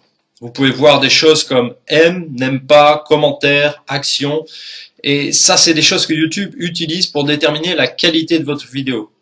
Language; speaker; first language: French; native; French